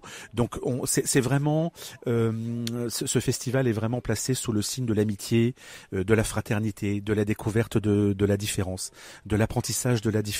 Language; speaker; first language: French; native; French